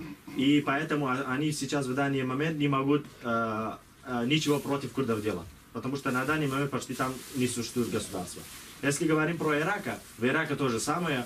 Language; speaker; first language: Russian; non-native, learner; Kurdish